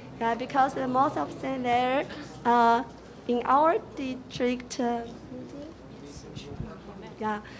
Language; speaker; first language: English; non-native, local second language; Chinese